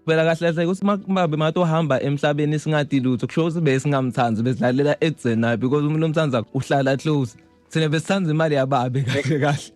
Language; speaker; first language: Zulu; non-native, local second language; Swati